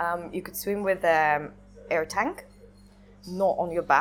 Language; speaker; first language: English; non-native, fluent; Russian